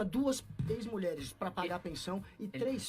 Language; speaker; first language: Portuguese; native; Portuguese